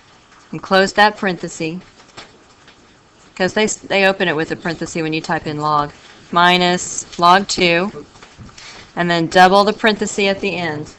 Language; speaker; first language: English; native; English